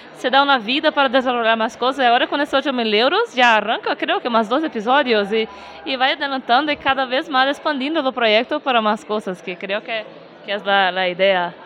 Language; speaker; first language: Spanish; non-native, fluent; Portuguese